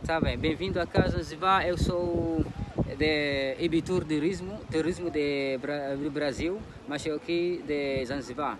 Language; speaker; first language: Portuguese; non-native, learner; Swahili